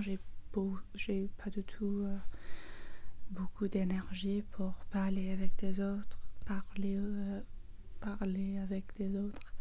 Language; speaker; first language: French; non-native, learner; English